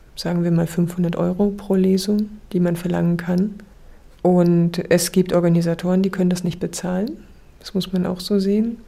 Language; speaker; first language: German; native; German